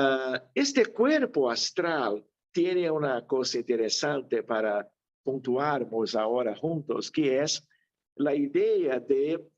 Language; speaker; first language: Spanish; non-native, fluent; Portuguese